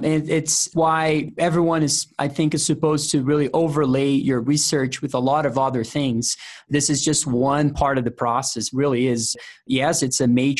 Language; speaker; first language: English; non-native, fluent; Portuguese